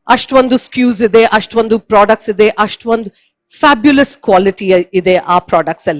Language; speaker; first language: Kannada; non-native, learner; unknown